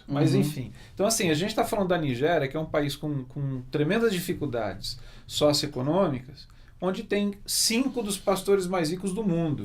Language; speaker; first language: Portuguese; native; Portuguese